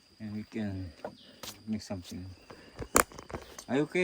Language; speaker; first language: English; non-native, learner; Indonesian